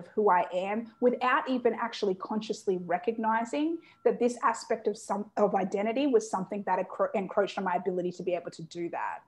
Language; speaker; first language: English; native; English